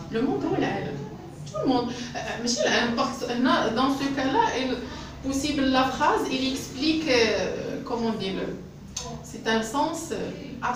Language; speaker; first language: French; non-native, local second language; Arabic